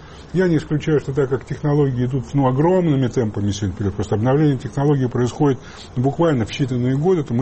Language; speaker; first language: Russian; native; Russian